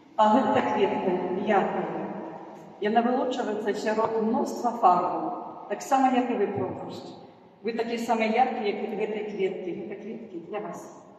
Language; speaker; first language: Belarusian; native; Belarusian